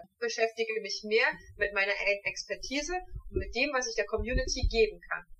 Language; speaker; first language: German; native; German